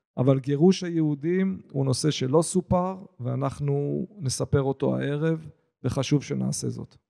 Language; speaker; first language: Hebrew; native; Hebrew